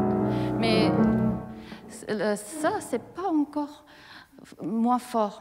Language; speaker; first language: French; non-native, fluent; Japanese